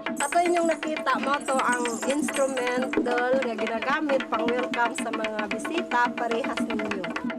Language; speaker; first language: Cebuano; non-native, local second language; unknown